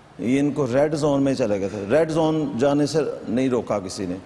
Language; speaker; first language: Urdu; native; Urdu